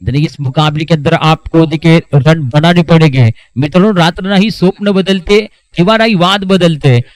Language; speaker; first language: Hindi; non-native, local second language; Marathi